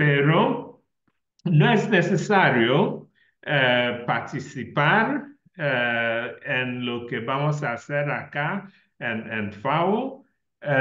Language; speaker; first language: Spanish; non-native, learner; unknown